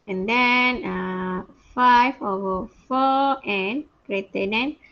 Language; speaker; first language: English; non-native, local second language; Malay